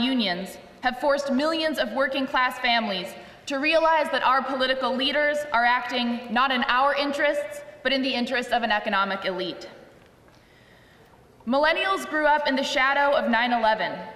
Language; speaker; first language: English; native; English